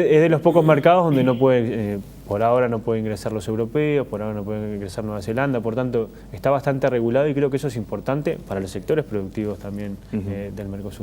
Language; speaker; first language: Spanish; native; Spanish